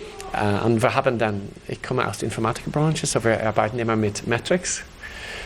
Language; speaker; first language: German; non-native, fluent; English